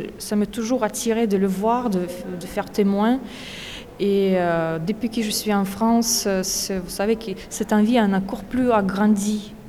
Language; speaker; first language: French; non-native, fluent; Russian